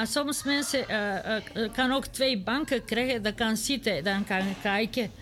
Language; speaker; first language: Dutch; non-native, learner; Serbian